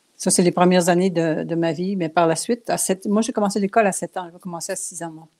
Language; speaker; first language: French; non-native, local second language; Cree